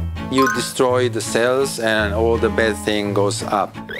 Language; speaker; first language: English; non-native, fluent; Italian